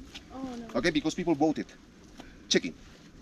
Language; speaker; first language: English; non-native, fluent; Spanish